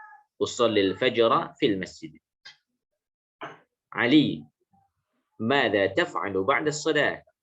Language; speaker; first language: Arabic; non-native, fluent; Indonesian